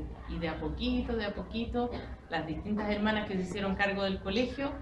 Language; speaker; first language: Spanish; native; Spanish